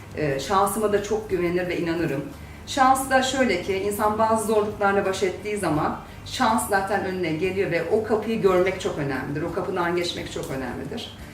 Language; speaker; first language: Turkish; native; Turkish